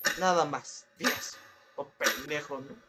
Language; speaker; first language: Spanish; native; Spanish